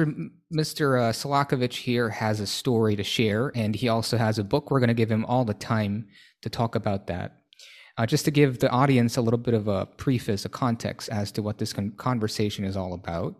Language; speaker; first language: English; non-native, local second language; Filipino